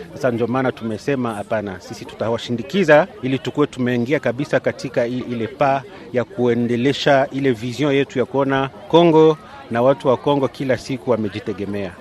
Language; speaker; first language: Swahili; native; Swahili